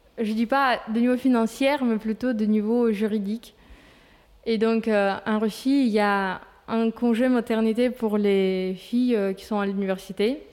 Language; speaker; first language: French; non-native, fluent; Russian